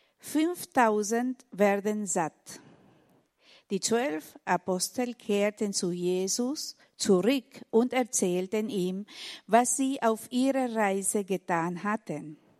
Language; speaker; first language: German; non-native, learner; Spanish